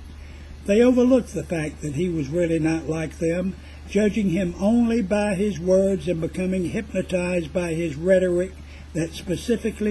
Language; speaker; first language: English; native; English